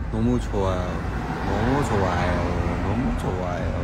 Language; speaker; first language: Korean; non-native, learner; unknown